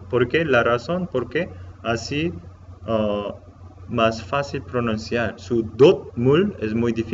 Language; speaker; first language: Spanish; non-native, learner; Korean